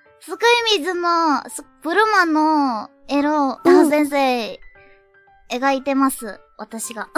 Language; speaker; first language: Japanese; non-native, learner; Korean